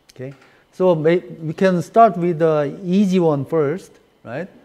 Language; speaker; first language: English; non-native, fluent; Korean